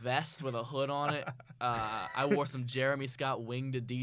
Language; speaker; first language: English; native; English